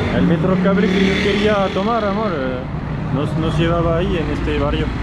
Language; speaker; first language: Spanish; non-native, fluent; French